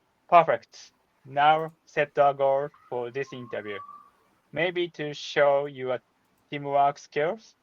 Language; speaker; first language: English; non-native, learner; Japanese